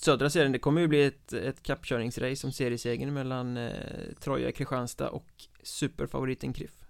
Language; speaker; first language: Swedish; native; Swedish